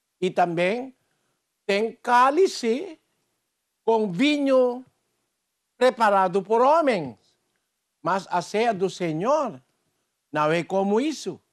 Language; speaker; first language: Portuguese; non-native, fluent; Filipino